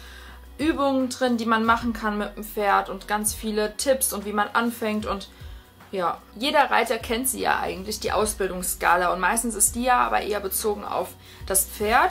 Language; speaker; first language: German; native; German